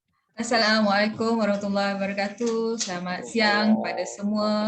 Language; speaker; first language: Malay; native; Malay